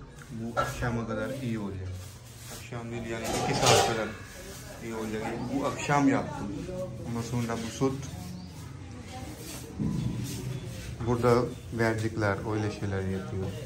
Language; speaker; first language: Turkish; non-native, learner; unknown